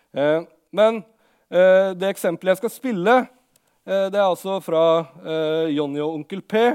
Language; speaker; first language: Norwegian; native; Norwegian